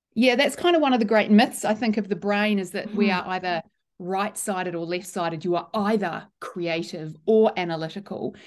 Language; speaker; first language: English; native; English